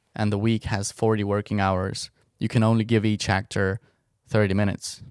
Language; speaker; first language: English; non-native, fluent; Estonian